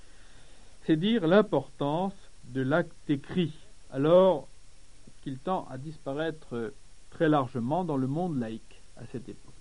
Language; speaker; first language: French; native; French